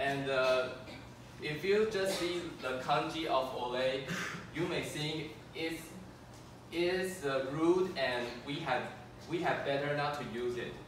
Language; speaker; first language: English; non-native, fluent; Chinese